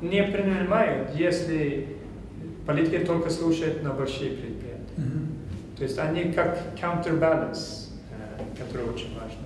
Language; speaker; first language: Russian; non-native, fluent; Swedish